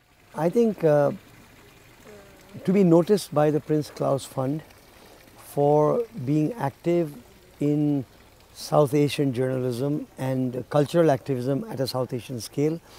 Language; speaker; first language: English; non-native, local second language; Nepali